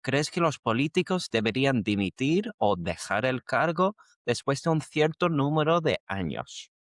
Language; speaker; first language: Spanish; non-native, fluent; English